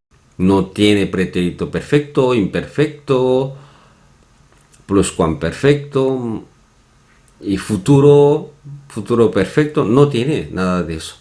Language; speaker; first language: Spanish; non-native, fluent; Korean